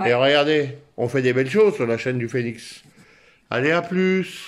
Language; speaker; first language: French; native; French